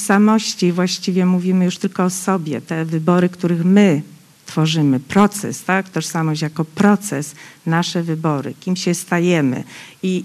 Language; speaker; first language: Polish; non-native, local second language; Rusyn